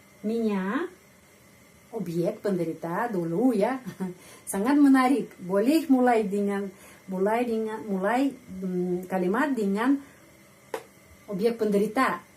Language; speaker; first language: Indonesian; non-native, fluent; Russian